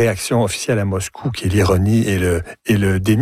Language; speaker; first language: French; native; French